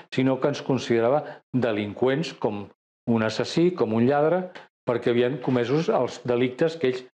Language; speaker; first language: Catalan; native; Catalan